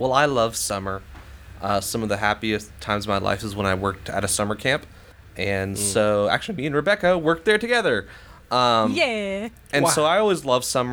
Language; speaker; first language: English; native; English